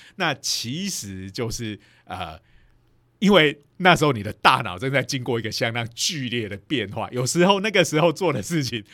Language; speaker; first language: Chinese; non-native, local second language; Min Nan Chinese